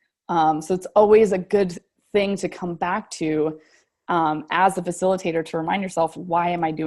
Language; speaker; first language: English; native; English